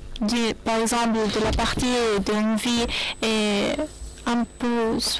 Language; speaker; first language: French; non-native, learner; Arabic